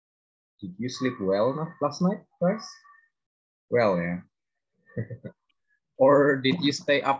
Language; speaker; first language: English; non-native, fluent; Indonesian